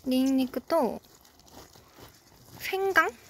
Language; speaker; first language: Japanese; non-native, fluent; Korean